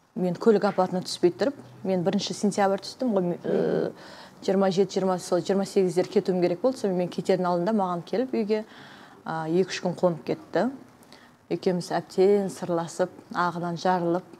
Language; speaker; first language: Kazakh; non-native, fluent; Uzbek